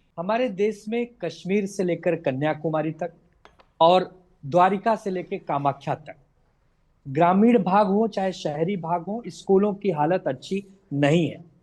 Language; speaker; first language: Hindi; native; Hindi